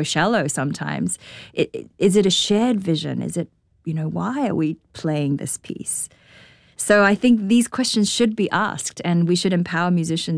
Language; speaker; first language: English; native; English